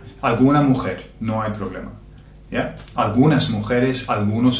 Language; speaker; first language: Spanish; non-native, fluent; English